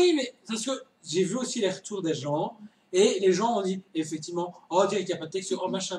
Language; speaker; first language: French; native; French